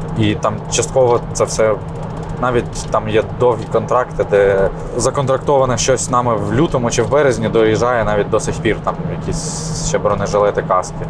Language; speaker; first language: Ukrainian; native; Ukrainian